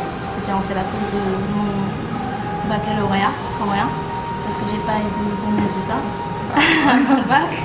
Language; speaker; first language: French; non-native, fluent; Korean